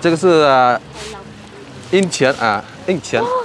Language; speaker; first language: Chinese; non-native, learner; Vietnamese